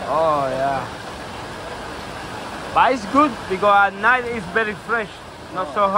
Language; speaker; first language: English; non-native, learner; Spanish